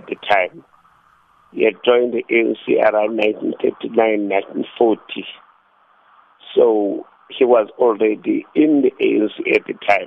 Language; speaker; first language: English; non-native, local second language; Xhosa